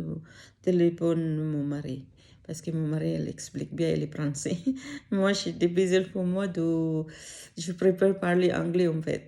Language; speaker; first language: French; non-native, learner; Filipino